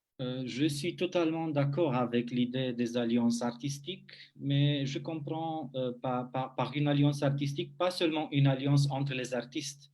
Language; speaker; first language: French; non-native, fluent; Romanian